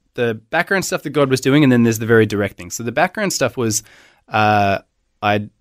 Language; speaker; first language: English; native; English